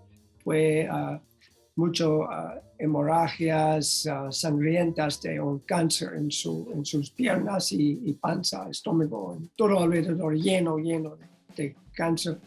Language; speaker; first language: Spanish; non-native, learner; English